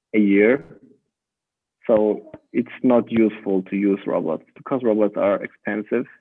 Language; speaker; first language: English; non-native, fluent; German